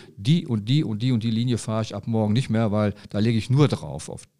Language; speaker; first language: German; native; German